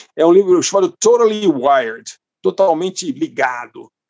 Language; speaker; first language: Portuguese; non-native, fluent; English